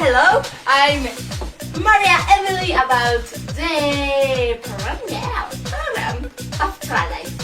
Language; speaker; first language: English; non-native, learner; Spanish